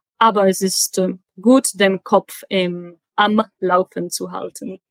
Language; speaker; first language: German; non-native, learner; Czech